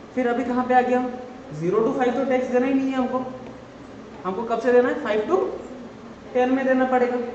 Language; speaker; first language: Hindi; non-native, local second language; Assamese